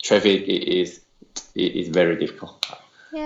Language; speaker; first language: English; non-native, learner; Chinese